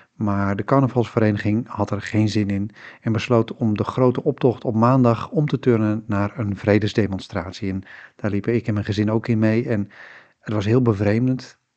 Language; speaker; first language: Dutch; native; Dutch